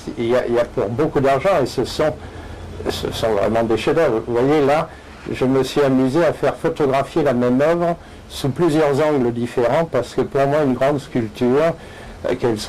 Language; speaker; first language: French; native; French